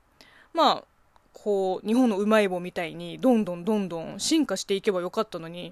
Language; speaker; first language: Japanese; non-native, fluent; Chinese